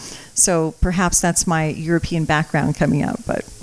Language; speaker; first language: English; early bilingual, other home language; Croatian